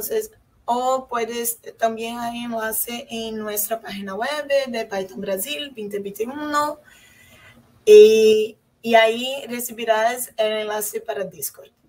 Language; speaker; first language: Spanish; non-native, fluent; Portuguese